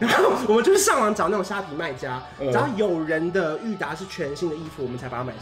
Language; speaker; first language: Chinese; native; Chinese